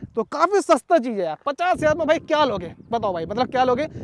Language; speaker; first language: Hindi; native; Hindi